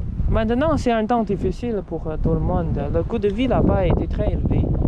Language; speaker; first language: French; early bilingual, other home language; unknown